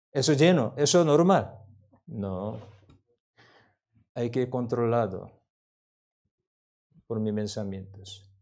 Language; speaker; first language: Spanish; non-native, learner; Korean